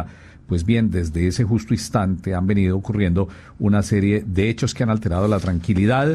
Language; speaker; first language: Spanish; native; Spanish